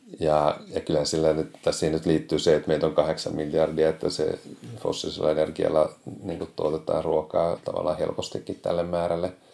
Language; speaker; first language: Finnish; native; Finnish